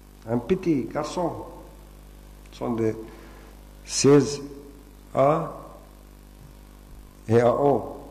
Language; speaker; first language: French; non-native, fluent; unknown